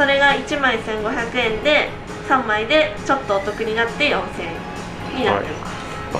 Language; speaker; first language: Japanese; native; Japanese